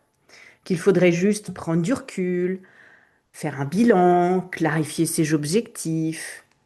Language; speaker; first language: French; native; French